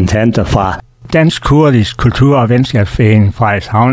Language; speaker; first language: Danish; native; Danish